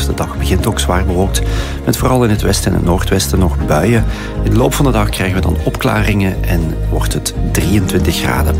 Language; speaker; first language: Dutch; native; Dutch